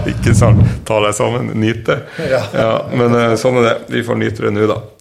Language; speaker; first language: Norwegian; native; Norwegian